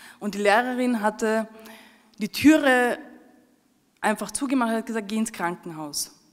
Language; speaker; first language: German; early bilingual, other home language; Romany